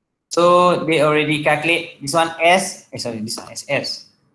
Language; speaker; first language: English; non-native, local second language; Malay